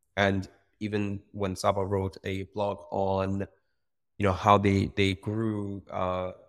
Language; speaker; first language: English; non-native, fluent; Persian